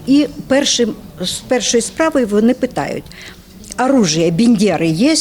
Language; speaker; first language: Ukrainian; non-native, local second language; Russian